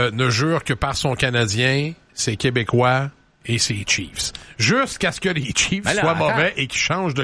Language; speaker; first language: French; native; French